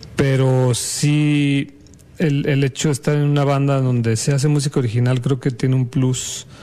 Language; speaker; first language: Spanish; native; Spanish